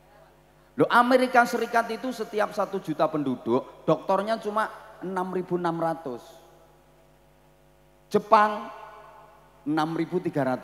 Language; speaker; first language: Indonesian; non-native, local second language; Javanese